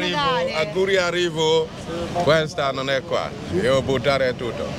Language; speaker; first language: Italian; non-native, learner; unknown